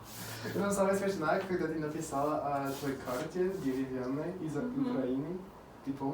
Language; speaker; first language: Russian; non-native, fluent; English